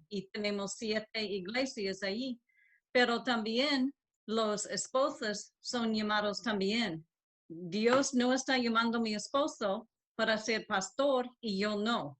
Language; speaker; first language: Spanish; non-native, learner; English